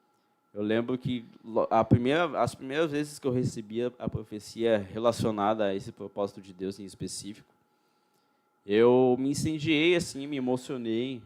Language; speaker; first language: Portuguese; native; Portuguese